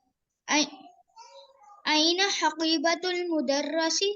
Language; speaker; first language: Arabic; non-native, learner; Urdu